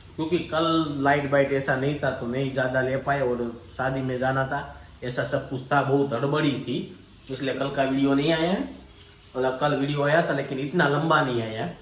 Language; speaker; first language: Hindi; non-native, local second language; Gujarati